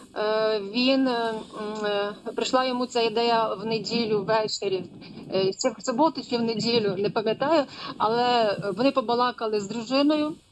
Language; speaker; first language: Ukrainian; non-native, fluent; Polish